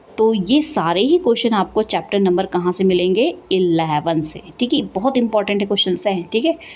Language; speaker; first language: Hindi; native; Hindi